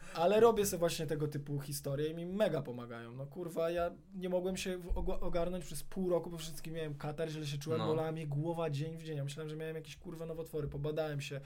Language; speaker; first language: Polish; native; Polish